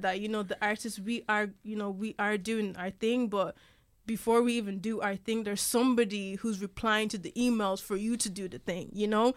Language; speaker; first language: English; native; English